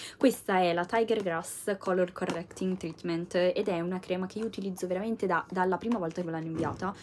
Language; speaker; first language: Italian; native; Italian